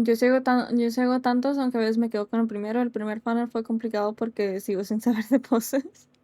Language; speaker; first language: Spanish; early bilingual, heritage; Spanish